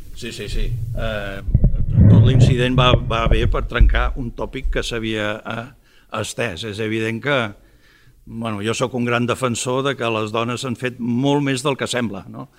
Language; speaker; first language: Catalan; early bilingual, heritage; Catalan